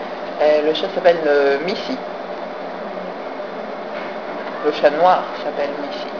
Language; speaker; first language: French; non-native, fluent; English